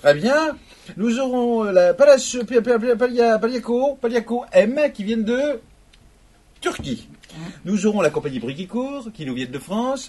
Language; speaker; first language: French; native; French